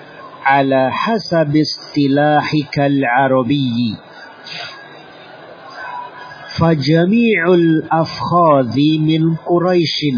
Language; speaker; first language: Arabic; non-native, fluent; Indonesian